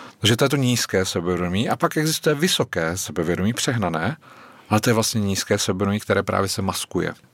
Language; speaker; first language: Czech; native; Czech